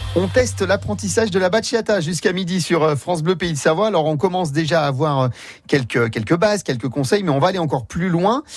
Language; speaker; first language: French; native; French